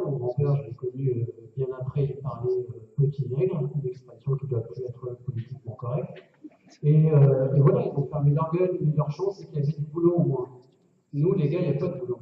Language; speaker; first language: French; native; French